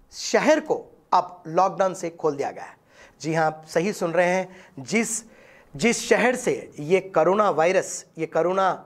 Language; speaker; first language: Hindi; non-native, local second language; Urdu